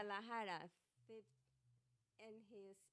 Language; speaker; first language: English; non-native, learner; Spanish